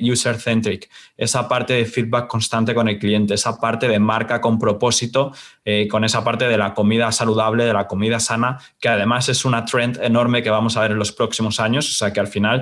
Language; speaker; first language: Spanish; native; Spanish